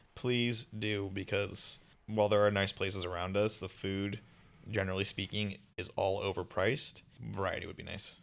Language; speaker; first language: English; native; English